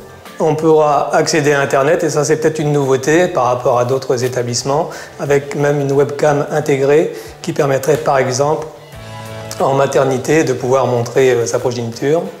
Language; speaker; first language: French; native; French